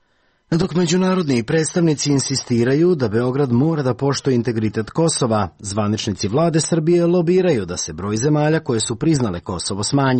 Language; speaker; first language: Serbian; native; Serbian